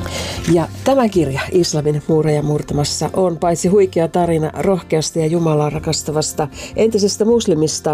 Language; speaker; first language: Finnish; native; Finnish